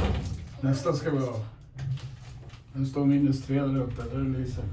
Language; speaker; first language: Swedish; native; Swedish